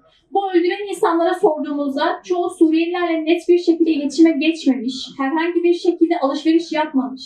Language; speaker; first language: Turkish; native; Turkish